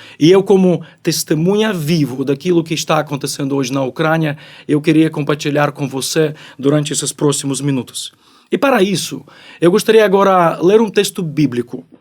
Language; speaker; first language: Portuguese; non-native, fluent; Ukrainian